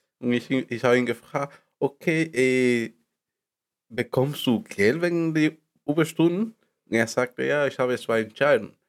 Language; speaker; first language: German; non-native, learner; Spanish